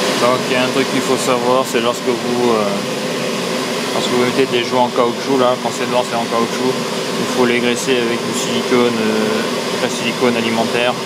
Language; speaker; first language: French; native; French